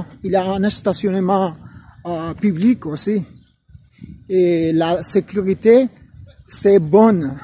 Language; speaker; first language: French; non-native, fluent; Spanish